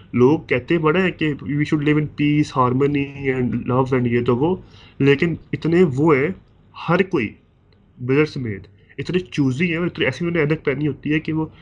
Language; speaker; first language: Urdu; native; Urdu